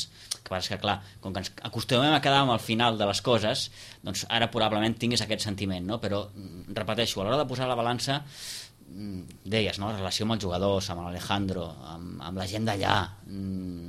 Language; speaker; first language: Catalan; native; Catalan